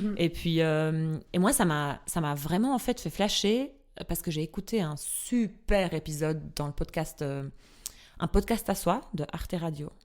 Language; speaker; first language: French; non-native, fluent; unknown